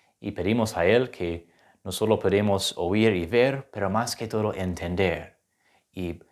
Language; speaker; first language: Spanish; non-native, learner; English